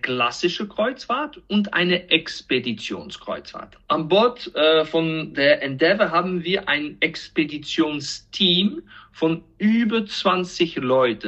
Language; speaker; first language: German; non-native, fluent; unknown